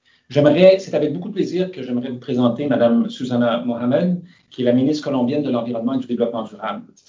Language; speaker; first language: French; native; French